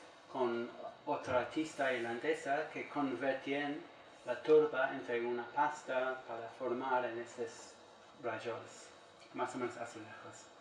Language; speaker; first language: Spanish; non-native, learner; English